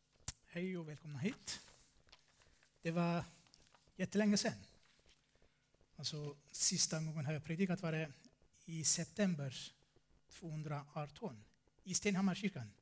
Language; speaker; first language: Swedish; non-native, fluent; Armenian